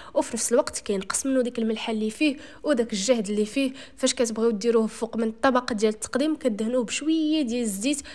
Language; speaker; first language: Arabic; native; Arabic